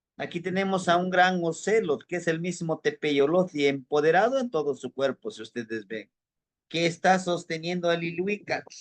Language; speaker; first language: Spanish; native; Spanish